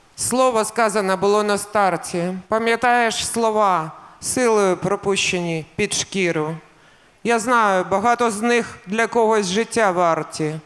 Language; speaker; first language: Ukrainian; non-native, local second language; Russian